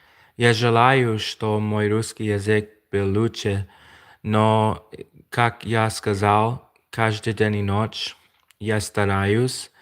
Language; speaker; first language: Russian; non-native, learner; English